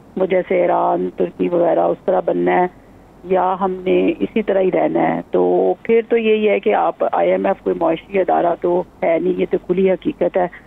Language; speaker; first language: Urdu; non-native, local second language; Punjabi